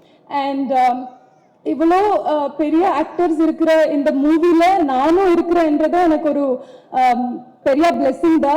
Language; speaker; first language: Tamil; non-native, local second language; Telugu